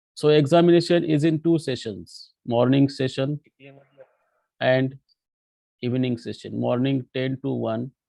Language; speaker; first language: English; non-native, local second language; Marathi